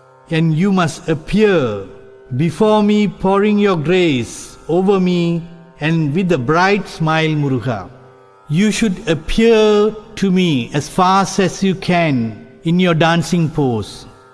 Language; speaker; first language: English; non-native, local second language; Tamil